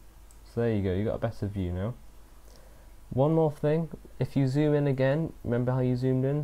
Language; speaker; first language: English; native; English